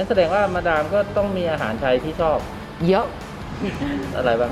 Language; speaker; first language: Thai; native; Thai